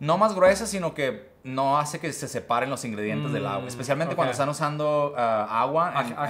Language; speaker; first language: Spanish; native; Spanish